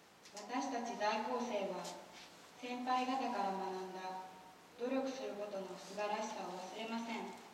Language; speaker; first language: Japanese; native; Japanese